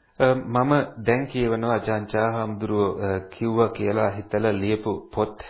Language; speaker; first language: Sinhala; native; Sinhala